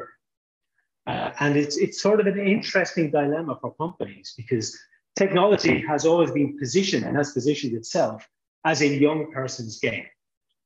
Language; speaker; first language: English; native; English